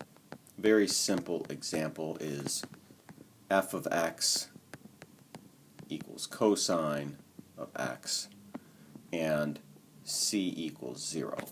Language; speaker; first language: English; native; English